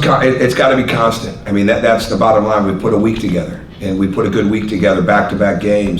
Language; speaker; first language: English; native; English